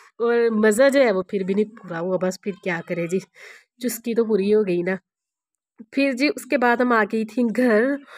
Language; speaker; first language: Urdu; non-native, local second language; Punjabi